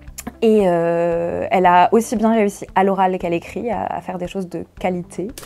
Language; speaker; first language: French; native; French